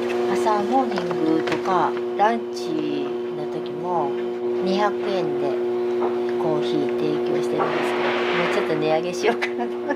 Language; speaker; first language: Japanese; native; Japanese